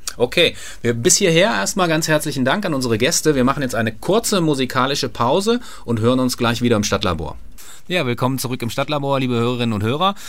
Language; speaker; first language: German; native; German